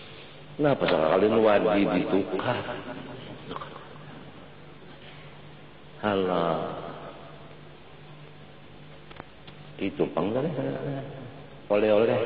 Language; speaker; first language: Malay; non-native, local second language; Banjar